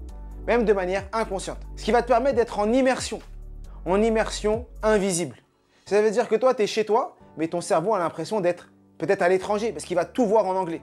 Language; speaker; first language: French; native; French